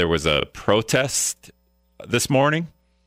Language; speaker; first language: English; native; English